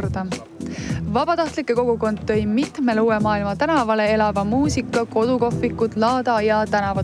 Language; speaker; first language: Estonian; native; Estonian